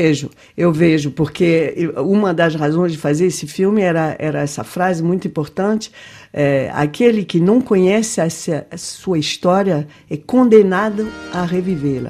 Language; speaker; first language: Portuguese; non-native, fluent; French